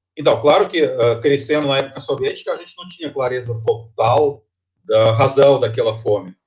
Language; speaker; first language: Portuguese; non-native, fluent; Russian